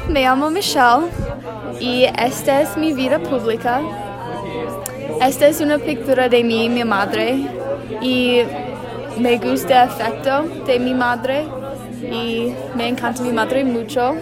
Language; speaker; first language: Spanish; non-native, learner; English